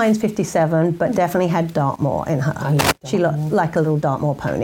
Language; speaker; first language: English; native; English